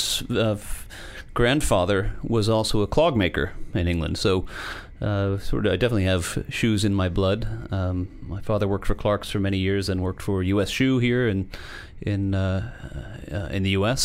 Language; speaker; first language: English; native; English